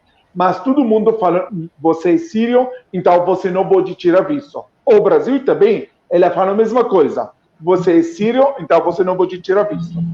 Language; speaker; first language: Portuguese; non-native, fluent; Arabic